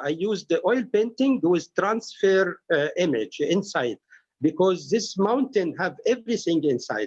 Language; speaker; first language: English; non-native, learner; Arabic